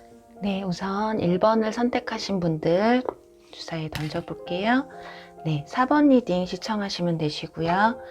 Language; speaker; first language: Korean; native; Korean